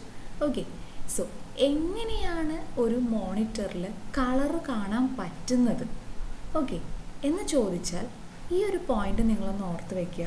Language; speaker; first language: Malayalam; native; Malayalam